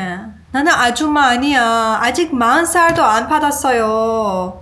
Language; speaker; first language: Korean; non-native, learner; Persian